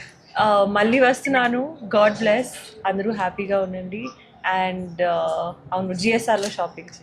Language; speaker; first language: Telugu; non-native, fluent; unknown